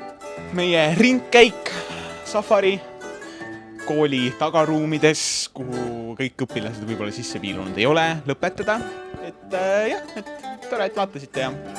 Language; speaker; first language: Estonian; native; Estonian